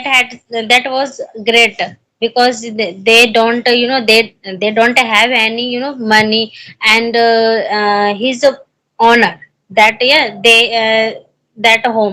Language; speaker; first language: English; non-native, learner; Hindi